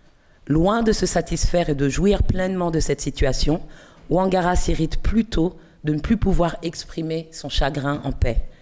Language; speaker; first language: French; native; French